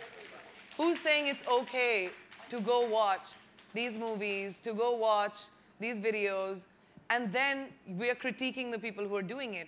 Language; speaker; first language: English; non-native, local second language; Hindi